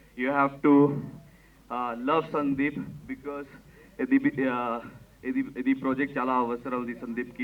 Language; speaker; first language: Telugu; non-native, local second language; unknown